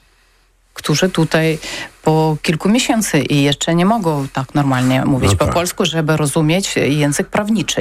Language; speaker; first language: Polish; non-native, learner; Ukrainian